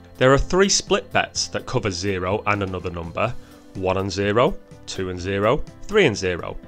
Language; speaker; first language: English; native; English